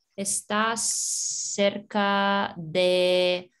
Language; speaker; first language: Spanish; non-native, learner; Russian